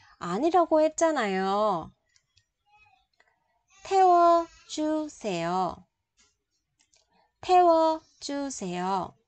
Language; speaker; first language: Korean; non-native, fluent; Vietnamese